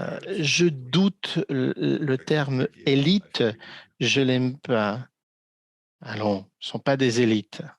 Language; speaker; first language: French; non-native, fluent; Russian